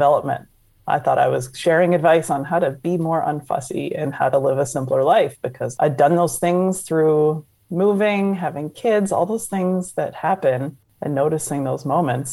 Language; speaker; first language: English; native; English